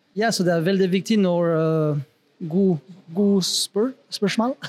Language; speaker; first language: Norwegian; non-native, learner; French